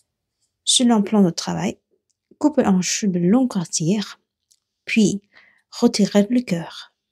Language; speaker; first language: French; non-native, learner; Korean